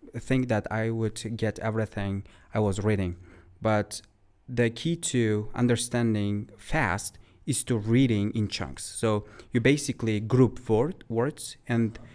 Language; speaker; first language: English; non-native, fluent; Uzbek